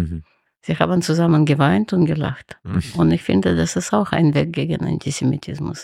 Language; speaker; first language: German; non-native, fluent; Russian